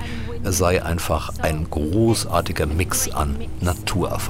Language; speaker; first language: German; native; German